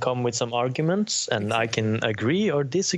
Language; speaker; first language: English; non-native, fluent; Norwegian